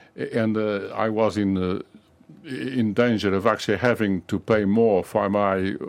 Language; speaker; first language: English; non-native, fluent; Portuguese